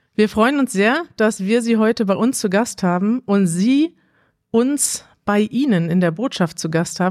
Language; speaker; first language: German; native; German